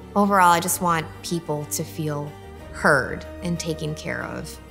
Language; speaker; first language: English; native; English